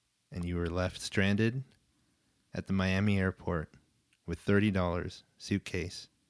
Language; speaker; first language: English; early bilingual, other home language; Spanish